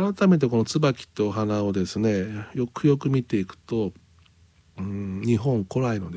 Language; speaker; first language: Japanese; native; Japanese